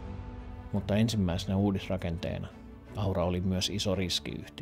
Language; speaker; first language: Finnish; native; Finnish